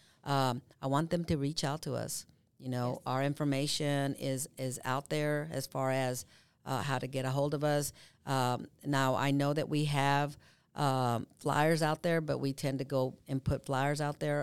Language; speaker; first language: English; early bilingual, other home language; Spanish